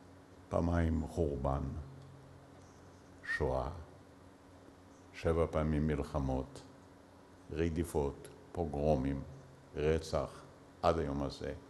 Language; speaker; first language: Hebrew; early bilingual, other home language; Yiddish